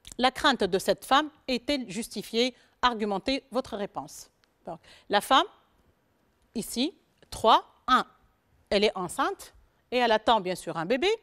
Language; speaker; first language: French; non-native, local second language; Arabic